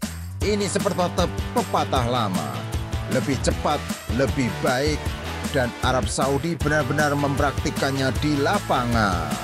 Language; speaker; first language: Indonesian; native; Indonesian